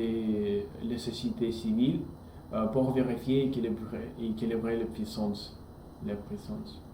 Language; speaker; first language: French; non-native, learner; English